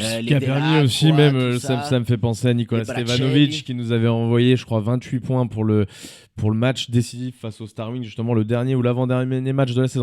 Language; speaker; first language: French; native; French